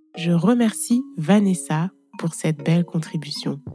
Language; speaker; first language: French; non-native, fluent; German